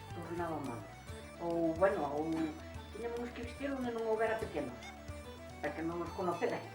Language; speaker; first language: Galician; native; Galician